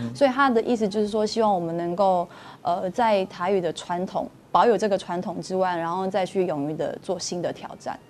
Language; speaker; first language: Chinese; non-native, local second language; Min Nan Chinese